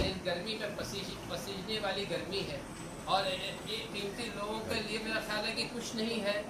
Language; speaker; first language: Hindi; native; Hindi